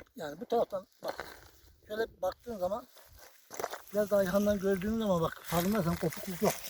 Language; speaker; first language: Turkish; native; Turkish